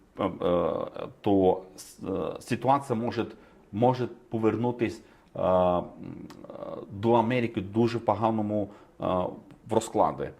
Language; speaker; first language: Ukrainian; non-native, fluent; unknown